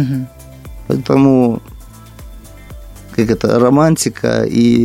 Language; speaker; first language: Russian; native; Russian